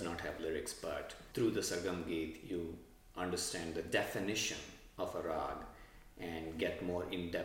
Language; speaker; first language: English; non-native, local second language; Telugu